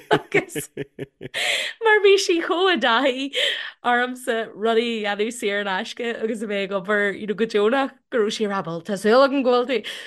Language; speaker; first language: Irish; non-native, local second language; English